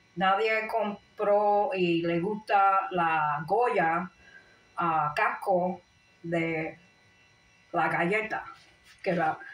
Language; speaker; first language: Spanish; non-native, learner; English